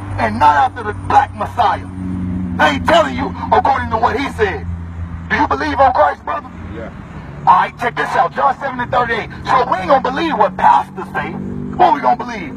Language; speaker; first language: English; native; English